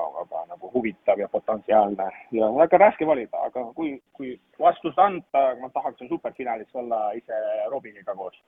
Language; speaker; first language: Estonian; non-native, fluent; Turkish